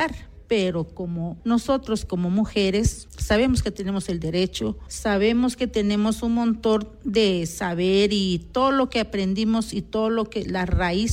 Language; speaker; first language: Spanish; non-native, local second language; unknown